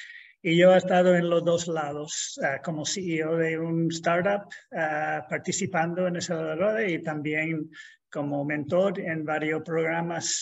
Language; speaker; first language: Spanish; non-native, fluent; English